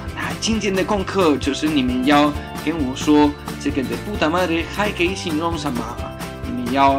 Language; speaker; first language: Chinese; non-native, fluent; Spanish